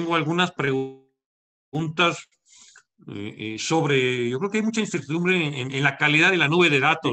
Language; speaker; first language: Spanish; native; Spanish